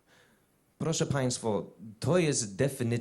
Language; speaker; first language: Polish; non-native, learner; English